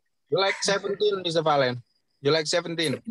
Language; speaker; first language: English; non-native, learner; Indonesian